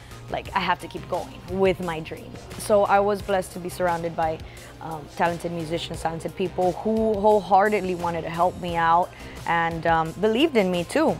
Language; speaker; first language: English; native; English